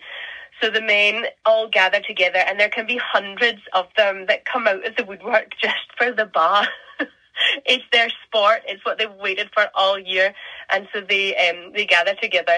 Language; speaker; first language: English; native; English